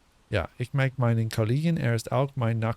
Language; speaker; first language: German; non-native, learner; English